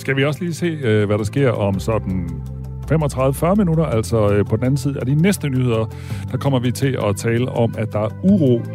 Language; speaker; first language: Danish; native; Danish